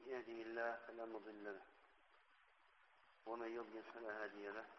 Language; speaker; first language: Arabic; native; Arabic